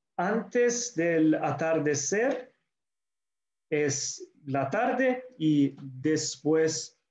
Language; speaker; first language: Spanish; non-native, learner; English